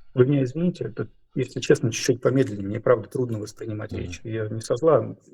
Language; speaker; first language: Russian; native; Russian